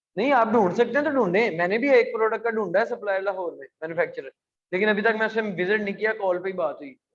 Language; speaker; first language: Urdu; non-native, local second language; Punjabi